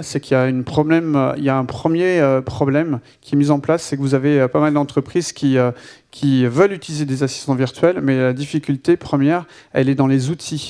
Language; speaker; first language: French; native; French